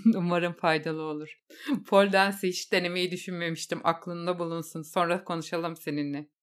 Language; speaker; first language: Turkish; native; Turkish